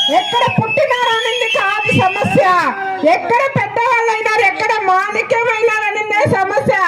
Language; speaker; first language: Telugu; native; Telugu